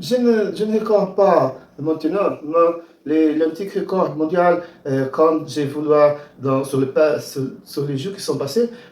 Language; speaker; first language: French; non-native, learner; Portuguese